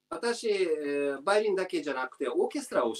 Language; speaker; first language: Japanese; non-native, learner; Russian